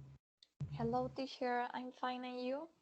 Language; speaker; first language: English; non-native, learner; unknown